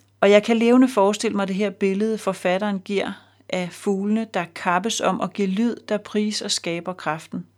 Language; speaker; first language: Danish; native; Danish